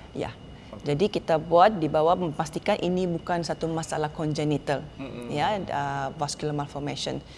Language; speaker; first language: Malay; native; Malay